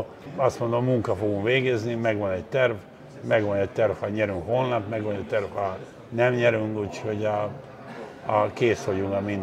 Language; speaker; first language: Hungarian; non-native, fluent; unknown